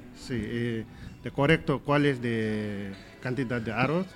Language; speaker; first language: Spanish; non-native, learner; Nepali